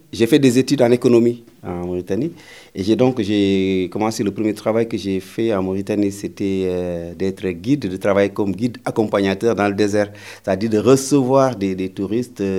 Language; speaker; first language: French; non-native, local second language; Wolof